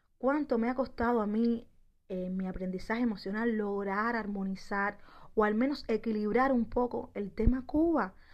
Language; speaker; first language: Spanish; native; Spanish